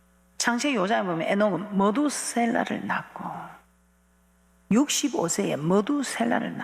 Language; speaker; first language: Korean; native; Korean